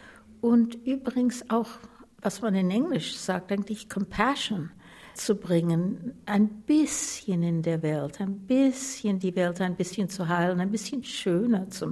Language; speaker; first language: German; non-native, fluent; Vietnamese